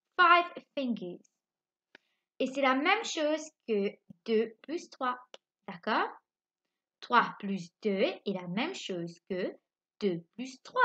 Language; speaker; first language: French; non-native, local second language; Morisyen